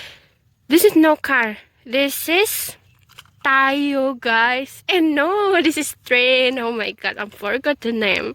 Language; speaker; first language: English; non-native, learner; Indonesian